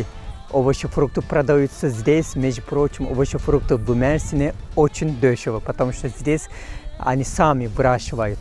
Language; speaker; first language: Russian; non-native, fluent; Turkish